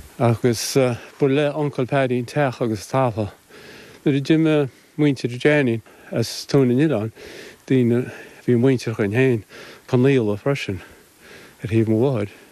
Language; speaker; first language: Irish; native; Irish